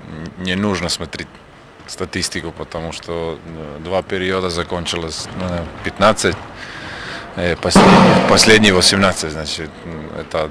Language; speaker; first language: Russian; non-native, learner; Serbian